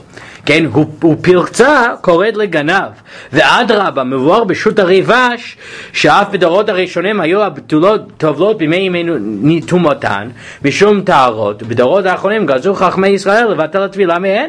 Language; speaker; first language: Hebrew; non-native, fluent; English